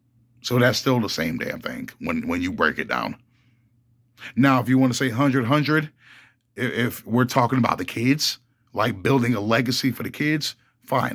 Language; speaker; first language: English; native; English